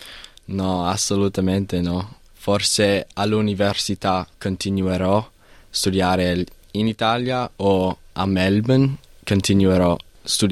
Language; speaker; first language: Italian; non-native, learner; English